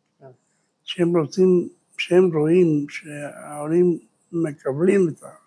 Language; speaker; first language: Hebrew; early bilingual, other home language; Spanish